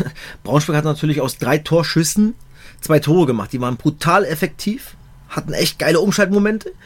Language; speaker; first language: German; native; German